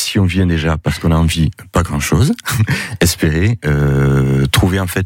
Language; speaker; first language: French; native; French